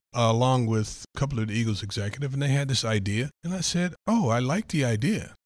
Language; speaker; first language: English; native; English